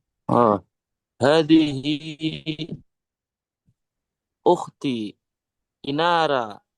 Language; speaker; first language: Arabic; non-native, learner; Indonesian